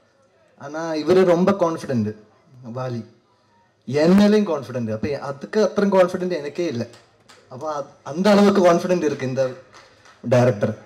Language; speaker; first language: Tamil; non-native, learner; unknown